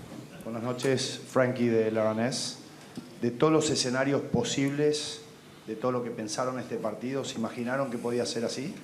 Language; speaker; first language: Spanish; native; Spanish